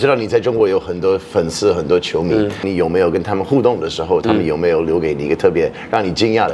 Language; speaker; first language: Chinese; non-native, fluent; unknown